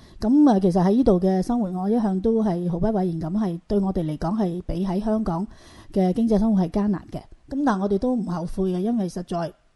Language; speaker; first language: Cantonese; native; Cantonese